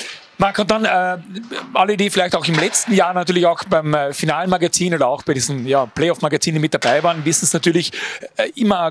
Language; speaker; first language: German; native; German